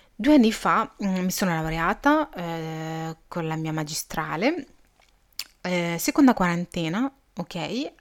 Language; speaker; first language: Italian; early bilingual, other home language; Arabic